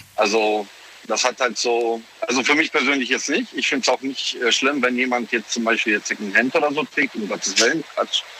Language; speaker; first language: German; early bilingual, other home language; Polish